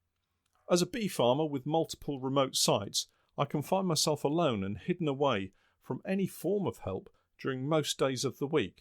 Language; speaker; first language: English; native; English